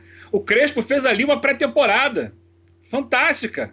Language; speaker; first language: Portuguese; native; Portuguese